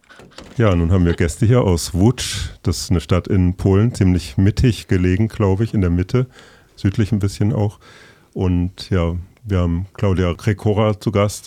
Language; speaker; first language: German; native; German